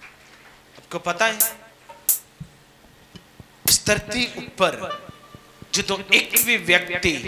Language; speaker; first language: Hindi; non-native, local second language; Punjabi